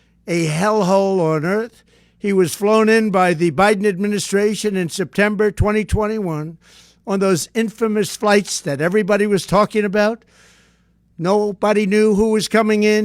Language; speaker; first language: English; native; English